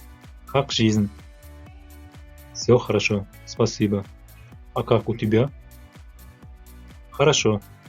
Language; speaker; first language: Russian; non-native, fluent; Turkmen